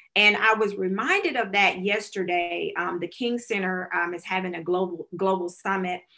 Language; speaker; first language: English; native; English